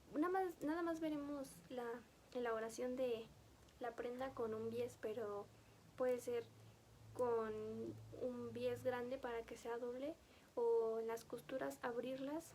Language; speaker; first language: Spanish; native; Spanish